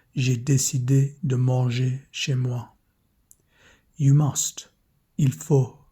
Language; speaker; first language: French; non-native, fluent; English